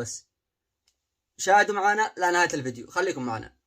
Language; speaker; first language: Arabic; native; Arabic